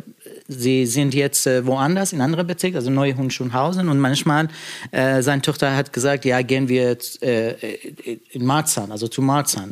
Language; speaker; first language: German; non-native, fluent; Persian